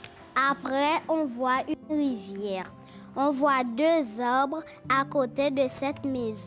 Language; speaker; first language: French; non-native, local second language; Haitian Creole